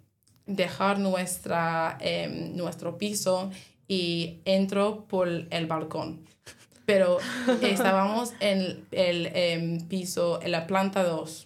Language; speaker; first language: Spanish; non-native, learner; English